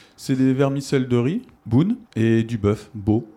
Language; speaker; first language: French; native; French